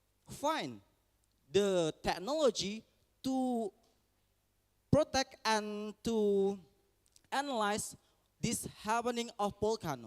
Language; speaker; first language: English; non-native, learner; Indonesian